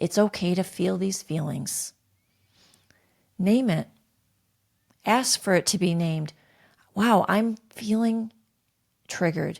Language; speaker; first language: English; native; English